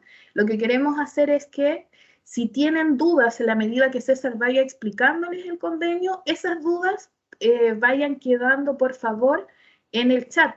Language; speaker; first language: Spanish; native; Spanish